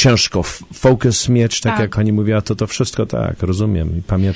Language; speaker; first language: Polish; early bilingual, heritage; Polish